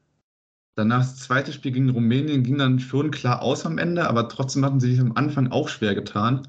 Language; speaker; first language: German; native; German